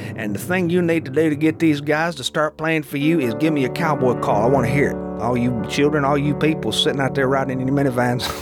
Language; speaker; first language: English; native; English